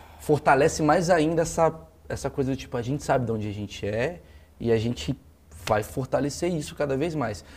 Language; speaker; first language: Portuguese; native; Portuguese